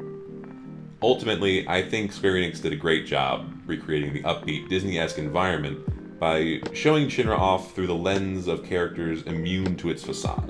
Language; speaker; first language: English; native; English